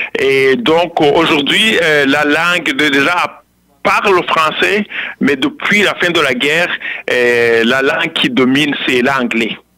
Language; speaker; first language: French; non-native, local second language; Kinyarwanda